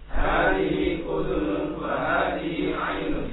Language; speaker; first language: Arabic; non-native, learner; Indonesian